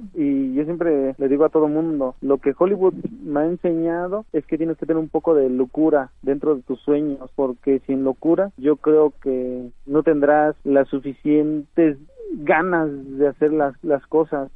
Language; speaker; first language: Spanish; non-native, local second language; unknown